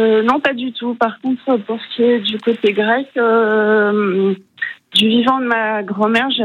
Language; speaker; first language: French; native; French